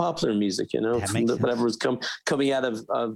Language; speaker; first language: English; native; English